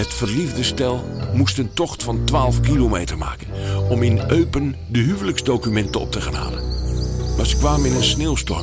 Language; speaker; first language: Dutch; native; Dutch